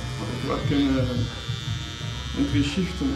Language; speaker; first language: Dutch; non-native, fluent; French